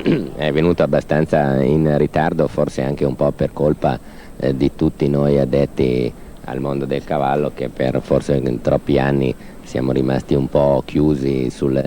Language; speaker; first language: Italian; native; Italian